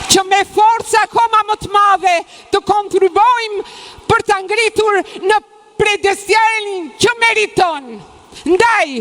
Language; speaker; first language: Albanian; native; Albanian